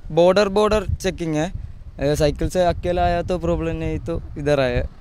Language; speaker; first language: Hindi; non-native, local second language; Malayalam